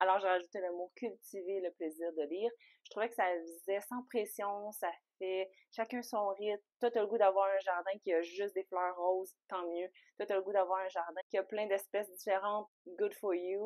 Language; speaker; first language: French; native; French